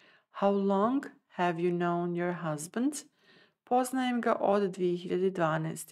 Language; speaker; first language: English; non-native, fluent; Serbian